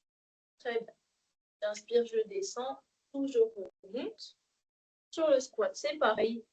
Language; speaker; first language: French; native; French